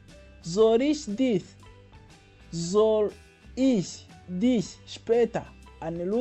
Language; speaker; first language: German; non-native, fluent; Kinyarwanda